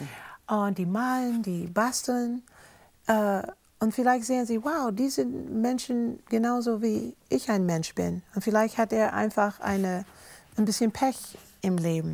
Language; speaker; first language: German; non-native, fluent; English